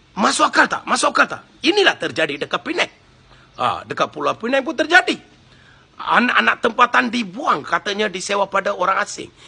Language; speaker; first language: Malay; non-native, local second language; Tamil